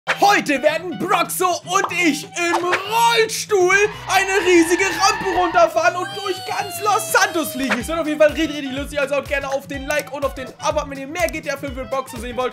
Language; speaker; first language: German; native; German